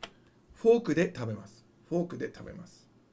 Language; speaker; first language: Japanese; non-native, fluent; English